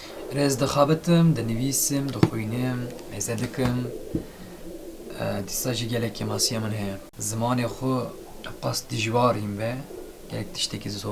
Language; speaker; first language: Kurdish; non-native, local second language; Turkish